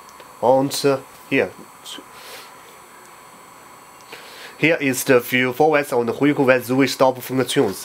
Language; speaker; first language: German; non-native, learner; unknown